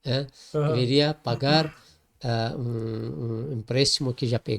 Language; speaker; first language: Portuguese; non-native, learner; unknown